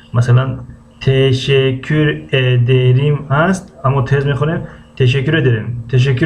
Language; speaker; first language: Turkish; non-native, fluent; Tajik